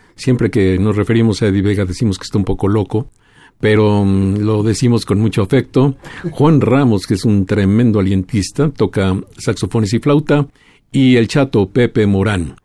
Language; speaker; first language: Spanish; native; Spanish